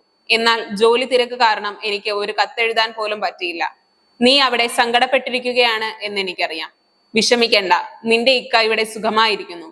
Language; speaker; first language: Malayalam; native; Malayalam